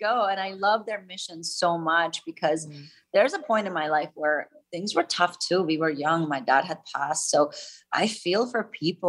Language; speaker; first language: English; non-native, fluent; German